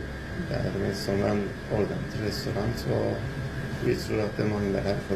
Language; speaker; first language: Norwegian; non-native, learner; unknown